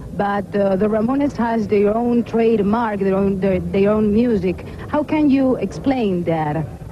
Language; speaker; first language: English; non-native, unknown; Spanish